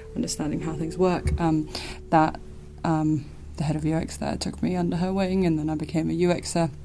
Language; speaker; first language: English; non-native, local second language; Cantonese